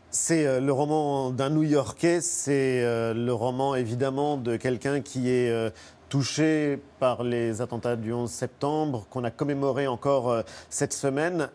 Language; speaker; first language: French; native; French